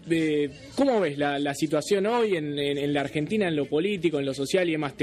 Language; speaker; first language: Spanish; native; Spanish